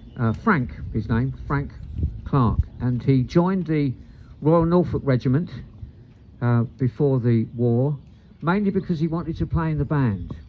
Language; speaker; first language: English; native; English